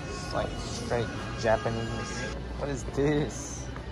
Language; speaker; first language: English; early bilingual, other home language; Korean